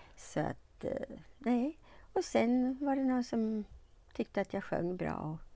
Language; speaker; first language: Swedish; native; Swedish